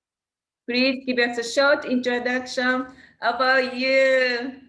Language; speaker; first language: English; non-native, learner; Japanese